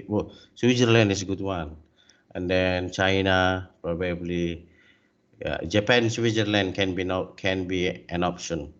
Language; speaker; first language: English; non-native, learner; Indonesian